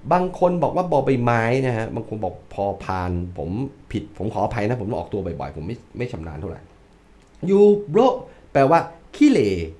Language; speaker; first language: Thai; native; Thai